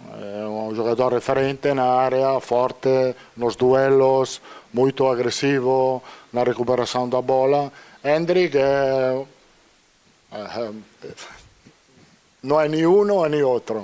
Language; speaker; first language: Portuguese; non-native, fluent; Italian